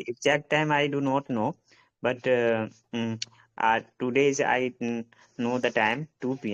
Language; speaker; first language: English; non-native, learner; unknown